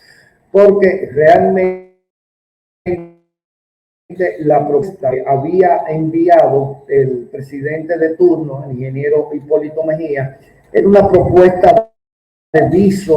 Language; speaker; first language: Spanish; native; Spanish